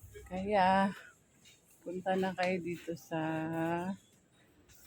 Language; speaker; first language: Filipino; native; Filipino